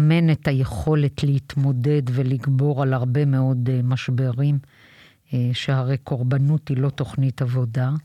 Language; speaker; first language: Hebrew; native; Hebrew